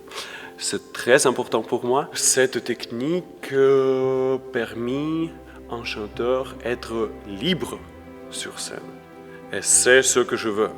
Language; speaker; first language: French; non-native, fluent; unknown